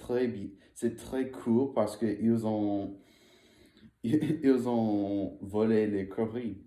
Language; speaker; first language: French; non-native, learner; English